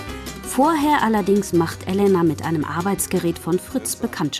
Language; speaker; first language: German; native; German